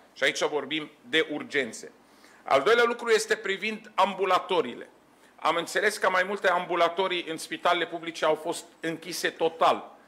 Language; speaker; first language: Romanian; non-native, fluent; Arabic